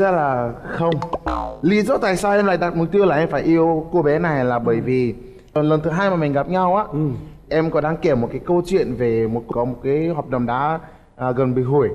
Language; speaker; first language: Vietnamese; native; Vietnamese